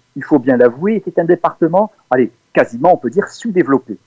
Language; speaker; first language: French; native; French